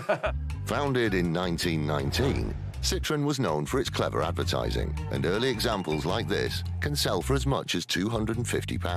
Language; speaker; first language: English; native; English